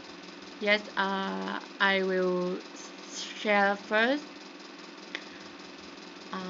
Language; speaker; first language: English; non-native, learner; Vietnamese